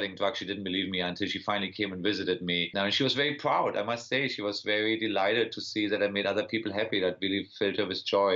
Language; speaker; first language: English; non-native, fluent; German